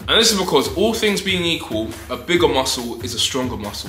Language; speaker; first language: English; native; English